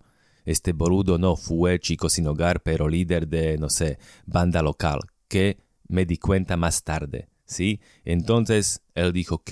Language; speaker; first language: Spanish; non-native, fluent; Slovak